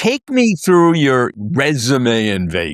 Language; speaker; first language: English; native; English